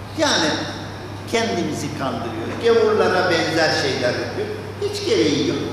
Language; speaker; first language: Turkish; non-native, fluent; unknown